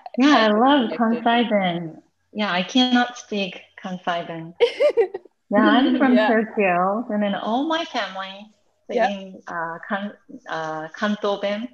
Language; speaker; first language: English; non-native, fluent; Japanese